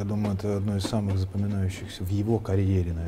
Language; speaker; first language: Russian; native; Russian